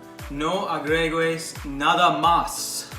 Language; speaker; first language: Spanish; non-native, learner; English